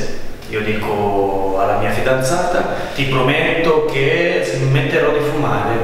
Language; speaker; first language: Italian; native; Italian